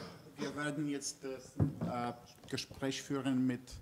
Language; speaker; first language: German; non-native, fluent; Polish